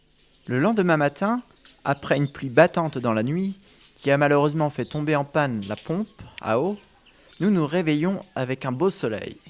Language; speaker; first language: French; native; French